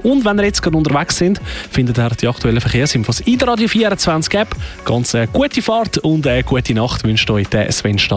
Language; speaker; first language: German; native; German